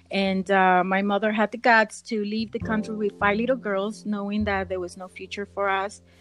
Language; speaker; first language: English; early bilingual, other home language; Spanish